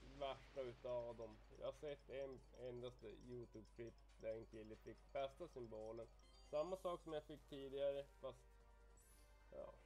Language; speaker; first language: Swedish; native; Swedish